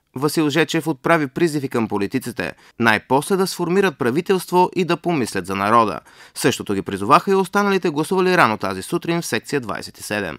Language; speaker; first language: Bulgarian; native; Bulgarian